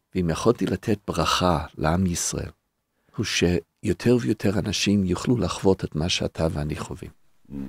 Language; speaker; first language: Hebrew; non-native, fluent; English